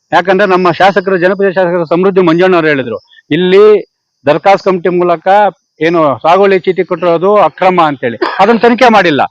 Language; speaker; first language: Kannada; native; Kannada